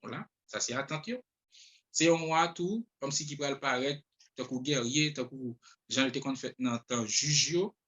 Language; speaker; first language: French; non-native, local second language; Haitian Creole